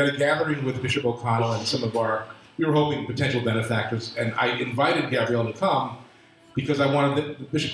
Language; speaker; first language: English; native; English